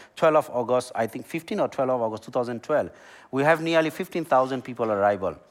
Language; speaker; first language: English; non-native, learner; Burmese